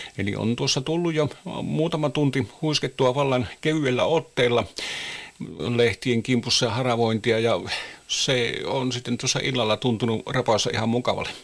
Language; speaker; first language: Finnish; native; Finnish